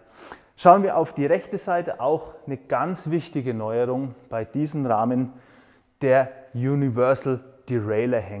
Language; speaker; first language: German; native; German